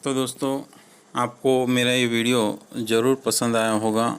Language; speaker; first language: Hindi; non-native, local second language; Gujarati